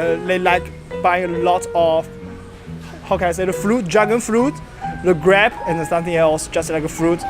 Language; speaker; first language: English; non-native, learner; Chinese